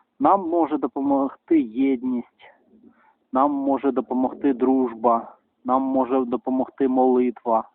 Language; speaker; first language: Ukrainian; non-native, local second language; Russian